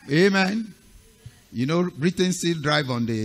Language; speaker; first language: English; non-native, local second language; Yoruba